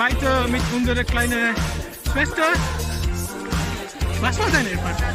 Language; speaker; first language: German; non-native, learner; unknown